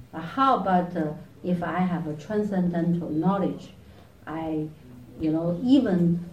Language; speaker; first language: English; non-native, fluent; Chinese